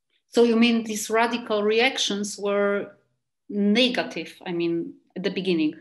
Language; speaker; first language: English; non-native, fluent; Polish